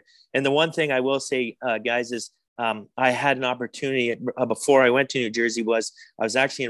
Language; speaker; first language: English; native; English